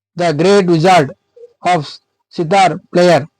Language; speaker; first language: English; non-native, local second language; Kannada